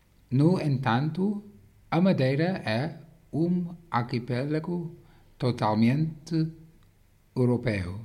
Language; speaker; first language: Portuguese; non-native, learner; English